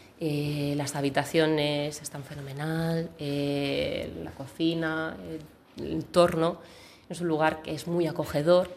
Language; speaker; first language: Spanish; native; Spanish